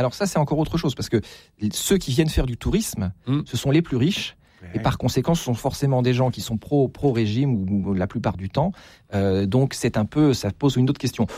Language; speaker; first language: French; native; French